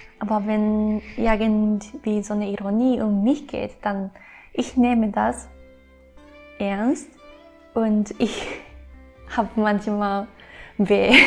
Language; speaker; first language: German; non-native, fluent; Japanese